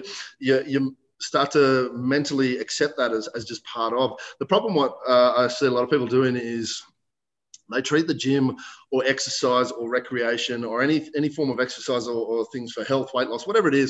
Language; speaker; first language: English; native; English